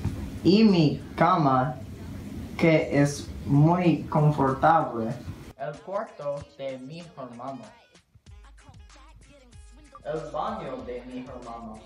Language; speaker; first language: Spanish; non-native, learner; English